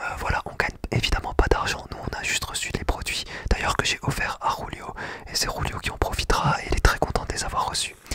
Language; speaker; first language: French; native; French